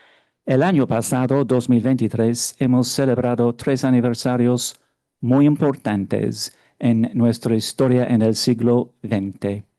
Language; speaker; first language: Spanish; non-native, fluent; English